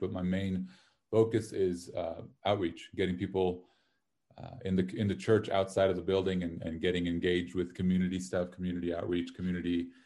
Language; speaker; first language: English; native; English